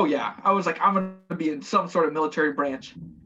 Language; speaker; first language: English; native; English